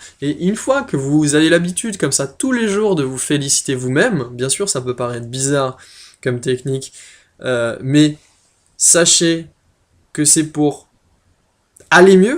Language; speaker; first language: French; native; French